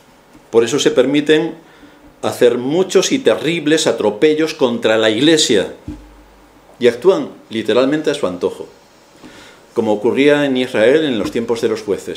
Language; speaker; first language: Spanish; native; Spanish